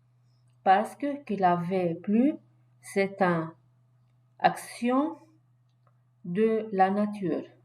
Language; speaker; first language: French; non-native, fluent; Arabic